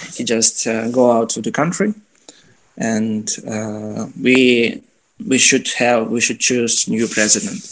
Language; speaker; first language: English; non-native, fluent; Ukrainian